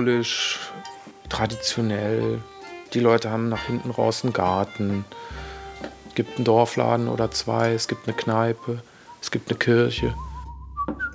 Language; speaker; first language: German; native; German